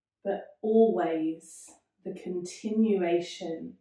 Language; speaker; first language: English; native; English